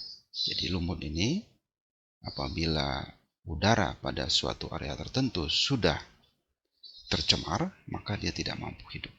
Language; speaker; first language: Indonesian; native; Indonesian